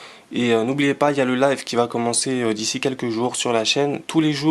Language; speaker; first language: French; native; French